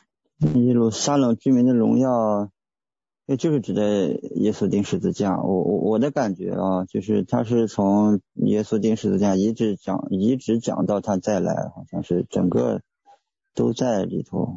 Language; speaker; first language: Chinese; native; Chinese